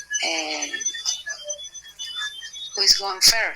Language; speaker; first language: English; non-native, learner; Spanish